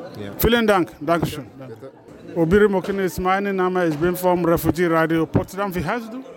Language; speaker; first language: German; non-native, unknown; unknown